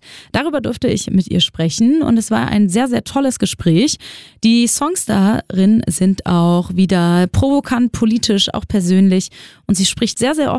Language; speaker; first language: German; native; German